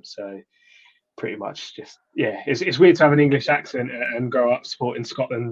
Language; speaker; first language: English; native; English